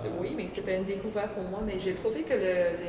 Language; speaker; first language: French; non-native, local second language; English